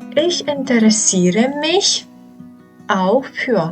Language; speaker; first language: German; non-native, learner; Ukrainian